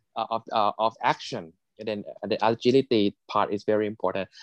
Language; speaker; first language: English; non-native, fluent; Thai